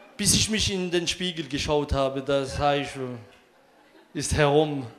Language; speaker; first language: German; non-native, fluent; French